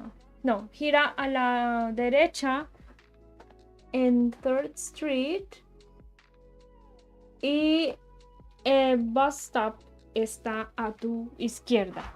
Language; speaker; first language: Spanish; early bilingual, heritage; Spanish